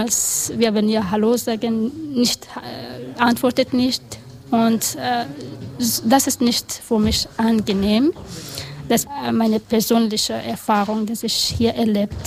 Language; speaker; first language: German; non-native, learner; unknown